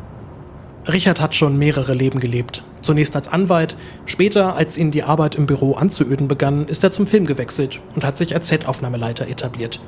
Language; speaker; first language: German; native; German